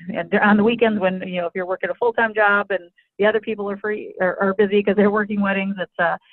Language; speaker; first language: English; native; English